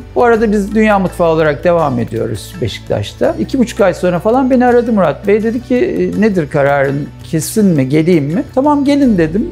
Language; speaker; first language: Turkish; native; Turkish